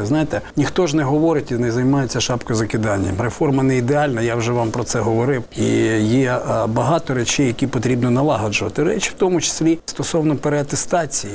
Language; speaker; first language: Ukrainian; native; Ukrainian